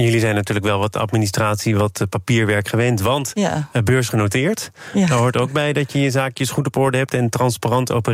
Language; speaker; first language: Dutch; native; Dutch